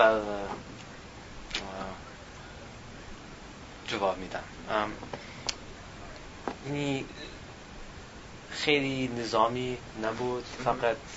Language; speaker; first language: Persian; non-native, learner; English